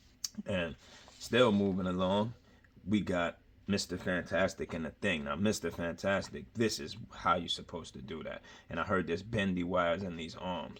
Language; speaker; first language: English; native; English